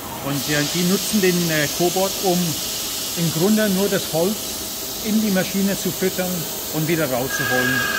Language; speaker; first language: German; native; German